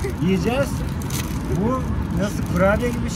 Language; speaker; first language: Turkish; native; Turkish